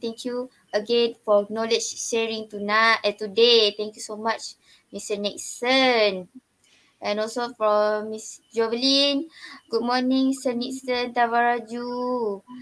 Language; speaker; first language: English; non-native, local second language; Malay